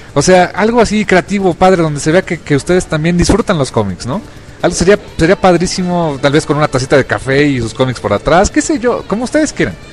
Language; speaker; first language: Spanish; native; Spanish